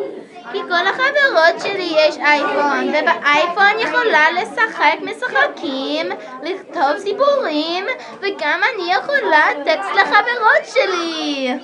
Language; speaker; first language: Hebrew; non-native, learner; English